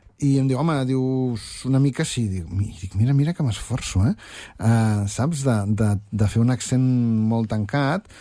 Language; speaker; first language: Catalan; native; Catalan